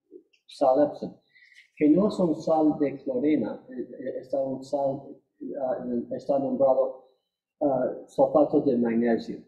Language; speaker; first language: Spanish; non-native, fluent; English